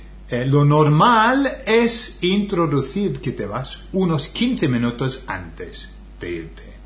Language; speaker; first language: Spanish; non-native, fluent; English